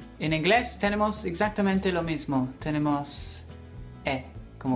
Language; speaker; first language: Spanish; non-native, fluent; English